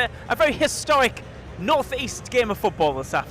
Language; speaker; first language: English; native; English